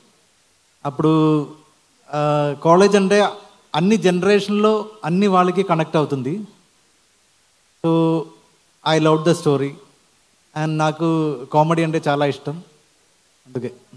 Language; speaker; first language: Telugu; non-native, learner; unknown